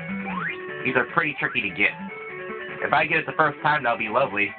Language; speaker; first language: English; native; English